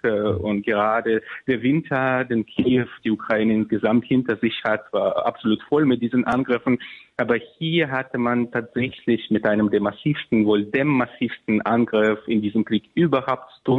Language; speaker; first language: German; non-native, fluent; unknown